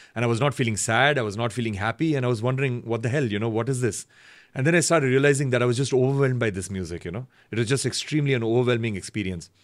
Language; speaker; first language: English; native; English